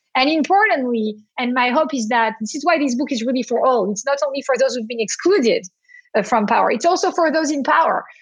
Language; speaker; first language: English; non-native, fluent; French